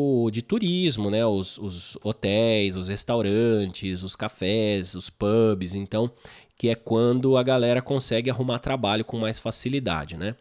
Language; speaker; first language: Portuguese; native; Portuguese